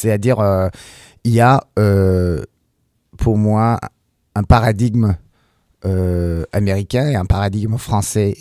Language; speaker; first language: French; non-native, fluent; English